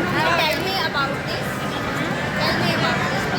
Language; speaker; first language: English; non-native, learner; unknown